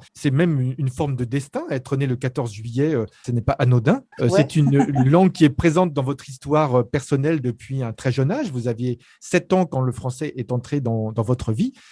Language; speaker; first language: French; native; French